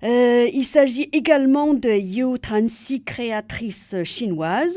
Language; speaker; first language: French; native; French